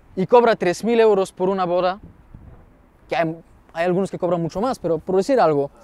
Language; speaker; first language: Spanish; non-native, fluent; Bulgarian